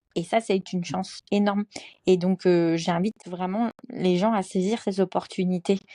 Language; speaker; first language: French; native; French